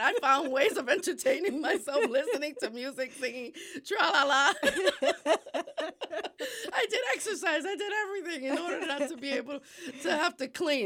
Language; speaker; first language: English; early bilingual, other home language; Spanish